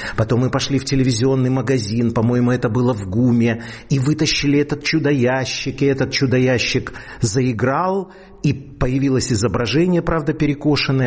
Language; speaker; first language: Russian; native; Russian